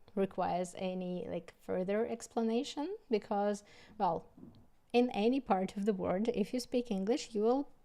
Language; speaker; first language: English; non-native, fluent; Russian